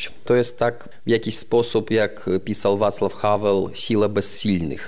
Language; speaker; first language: Polish; non-native, fluent; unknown